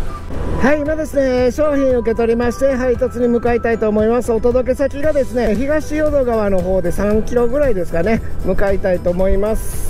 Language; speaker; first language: Japanese; native; Japanese